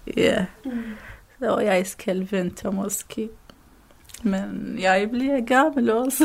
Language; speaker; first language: Danish; non-native, learner; Arabic